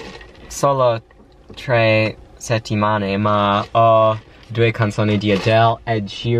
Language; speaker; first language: Italian; non-native, learner; English